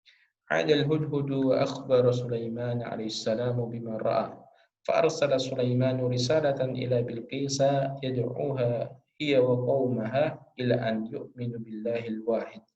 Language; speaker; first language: Arabic; non-native, fluent; Indonesian